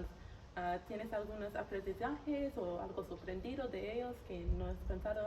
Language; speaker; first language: Spanish; non-native, learner; English